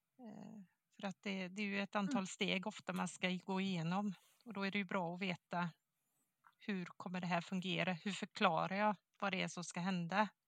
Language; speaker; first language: Swedish; native; Swedish